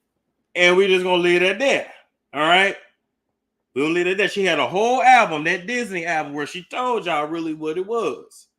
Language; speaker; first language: English; native; English